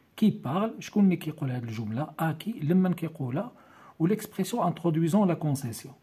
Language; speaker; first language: French; non-native, local second language; Arabic